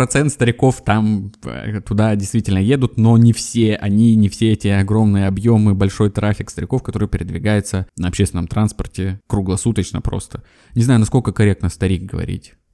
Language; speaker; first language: Russian; native; Russian